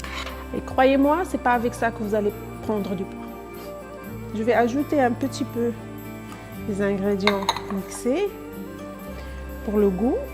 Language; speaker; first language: French; non-native, fluent; Spanish